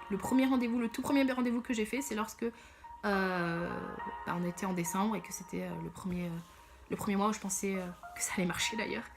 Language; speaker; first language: French; early bilingual, other home language; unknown